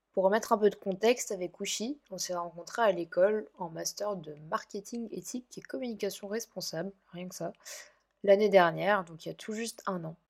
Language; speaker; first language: French; native; French